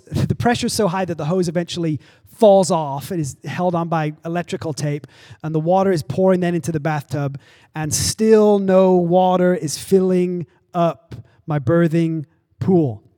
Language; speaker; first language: English; native; English